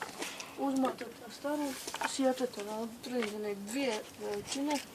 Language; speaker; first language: Bosnian; native; Bosnian